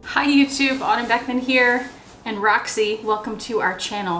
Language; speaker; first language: English; native; English